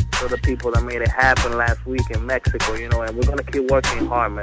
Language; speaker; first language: English; early bilingual, other home language; Spanish